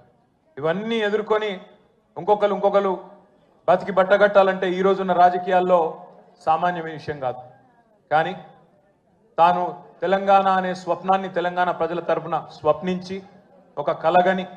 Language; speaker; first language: Telugu; native; Telugu